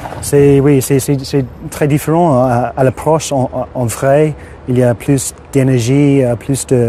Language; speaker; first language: French; non-native, fluent; English